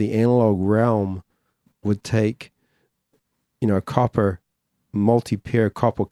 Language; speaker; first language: English; native; English